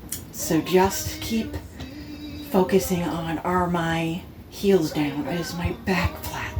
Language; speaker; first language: English; native; English